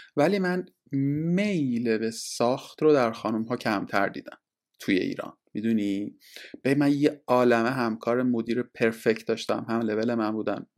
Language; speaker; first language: Persian; native; Persian